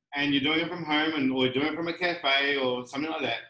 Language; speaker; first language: English; native; English